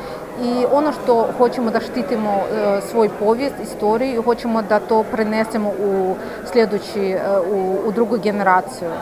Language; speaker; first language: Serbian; non-native, fluent; Azerbaijani